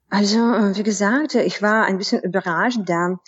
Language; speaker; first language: German; non-native, fluent; Russian